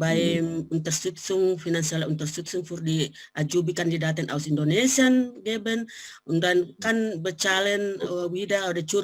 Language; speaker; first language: German; non-native, learner; Indonesian